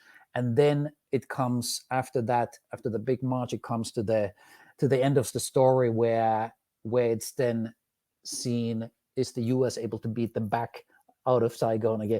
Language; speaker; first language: English; non-native, fluent; Finnish